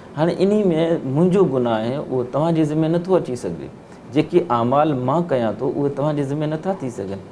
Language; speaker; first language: Sindhi; native; Sindhi